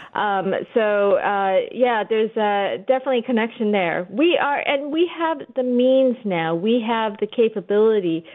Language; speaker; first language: English; early bilingual, other home language; Urdu